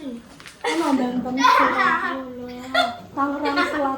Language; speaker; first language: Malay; non-native, local second language; Javanese